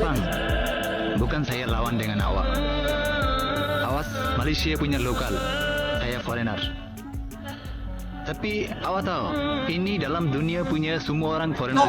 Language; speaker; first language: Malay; non-native, learner; Bangla